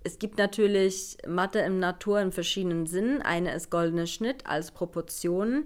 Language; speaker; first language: German; non-native, fluent; Finnish